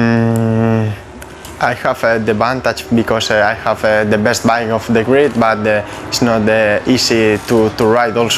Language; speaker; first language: English; non-native, fluent; Spanish